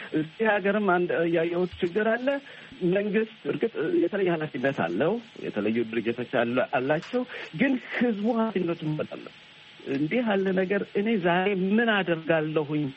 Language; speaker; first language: Amharic; native; Amharic